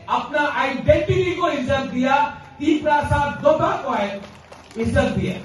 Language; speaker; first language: Hindi; non-native, local second language; Kok Borok